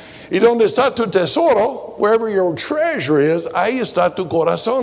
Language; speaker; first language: Spanish; non-native, fluent; English